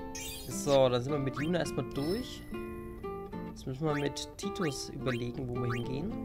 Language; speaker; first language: German; native; German